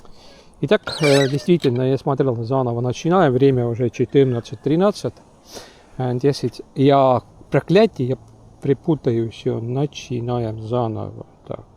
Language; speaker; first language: Russian; non-native, local second language; Estonian